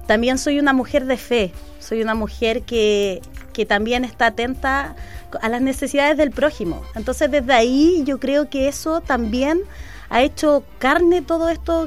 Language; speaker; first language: Spanish; native; Spanish